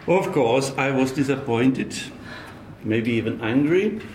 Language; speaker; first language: English; non-native, fluent; Estonian